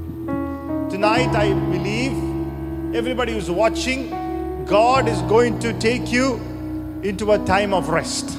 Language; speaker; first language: English; non-native, local second language; Malayalam